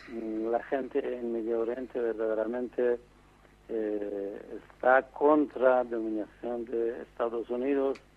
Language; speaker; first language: Spanish; non-native, fluent; Persian